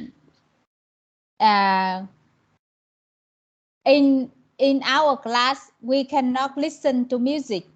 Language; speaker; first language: English; non-native, learner; Vietnamese